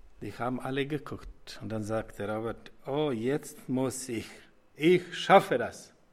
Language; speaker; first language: German; non-native, learner; Croatian